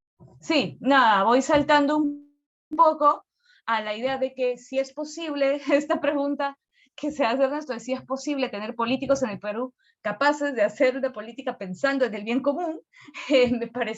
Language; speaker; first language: Spanish; native; Spanish